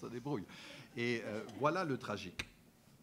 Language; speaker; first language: French; native; French